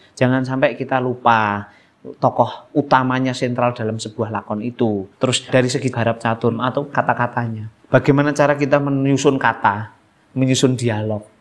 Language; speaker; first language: Indonesian; non-native, local second language; Javanese